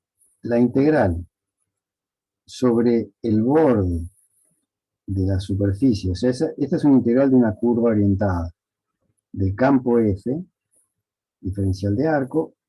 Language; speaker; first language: Spanish; native; Spanish